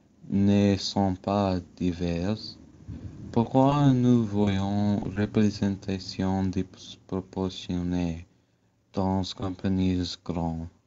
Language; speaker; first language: French; non-native, learner; English